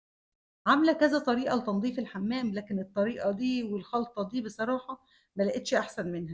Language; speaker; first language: Arabic; native; Arabic